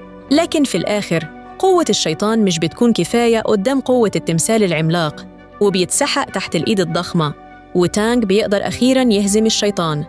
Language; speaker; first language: Arabic; native; Arabic